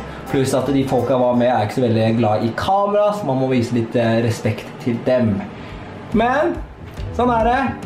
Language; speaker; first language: Norwegian; native; Norwegian